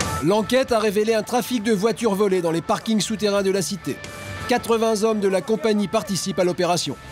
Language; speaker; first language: French; native; French